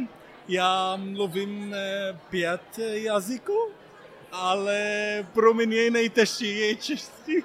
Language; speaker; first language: Czech; non-native, learner; Arabic